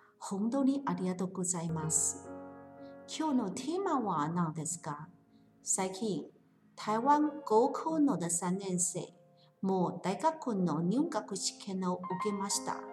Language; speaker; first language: Japanese; non-native, learner; Chinese